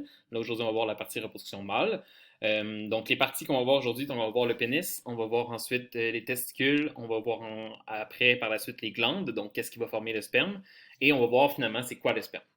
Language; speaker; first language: French; native; French